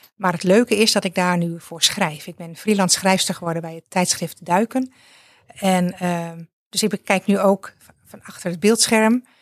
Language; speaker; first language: Dutch; native; Dutch